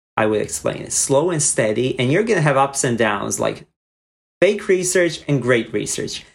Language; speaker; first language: English; non-native, fluent; Croatian